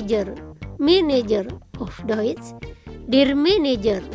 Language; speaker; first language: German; non-native, fluent; Indonesian